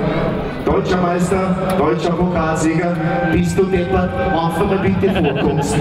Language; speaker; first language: German; native; German